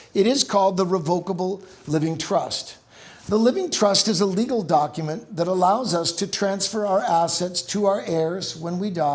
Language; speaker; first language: English; native; English